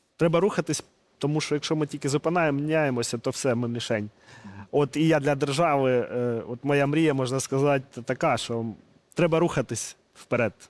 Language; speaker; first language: Ukrainian; non-native, local second language; Russian